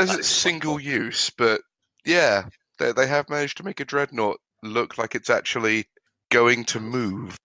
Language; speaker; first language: English; native; English